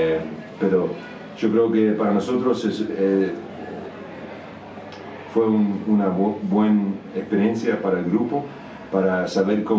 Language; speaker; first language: Spanish; early bilingual, heritage; English